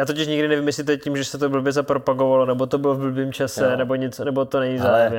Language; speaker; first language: Czech; native; Czech